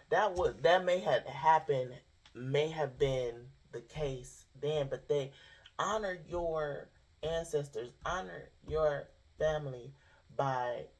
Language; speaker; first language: English; native; English